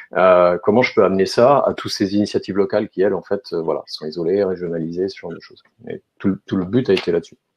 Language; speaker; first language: French; native; French